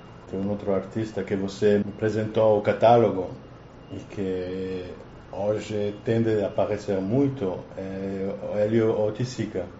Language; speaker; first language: Portuguese; non-native, learner; Italian